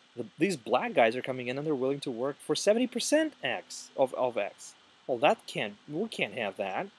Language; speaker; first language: English; non-native, fluent; Russian